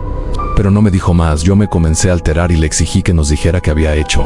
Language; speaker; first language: Spanish; native; Spanish